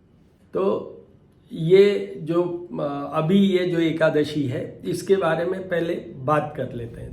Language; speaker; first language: Hindi; native; Hindi